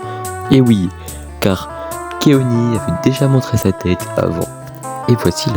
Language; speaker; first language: French; native; French